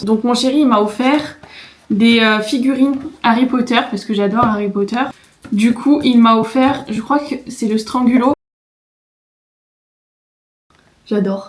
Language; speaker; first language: French; native; French